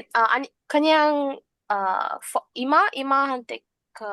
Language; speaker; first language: Korean; non-native, learner; Sinhala